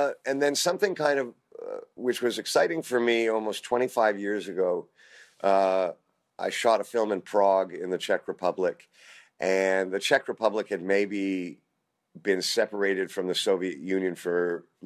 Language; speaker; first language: English; native; English